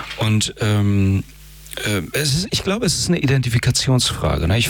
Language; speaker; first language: German; early bilingual, other home language; Persian